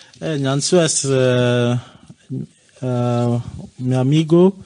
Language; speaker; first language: Spanish; non-native, learner; French